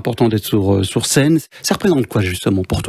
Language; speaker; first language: French; native; French